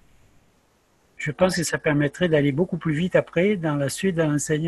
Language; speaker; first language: French; native; French